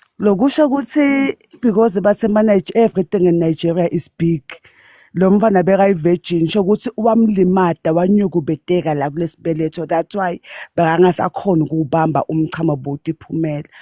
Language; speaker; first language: Zulu; non-native, local second language; Swati